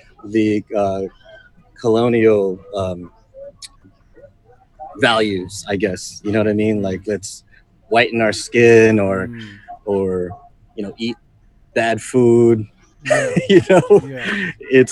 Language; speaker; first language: English; native; English